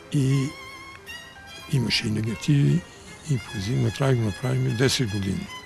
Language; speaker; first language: Bulgarian; early bilingual, heritage; Bulgarian